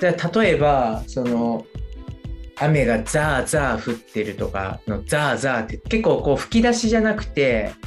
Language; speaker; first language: Japanese; native; Japanese